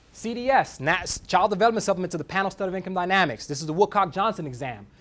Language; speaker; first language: English; native; English